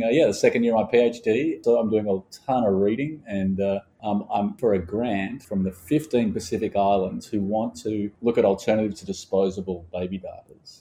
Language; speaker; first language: English; native; English